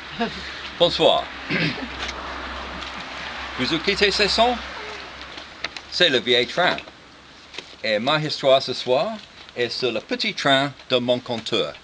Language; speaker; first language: French; non-native, learner; English